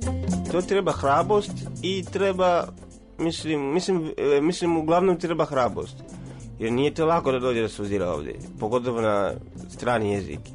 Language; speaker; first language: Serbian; non-native, learner; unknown